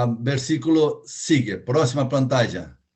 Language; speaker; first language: Spanish; non-native, fluent; Portuguese